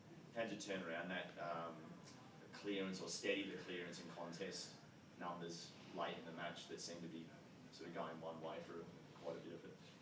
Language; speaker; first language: English; native; English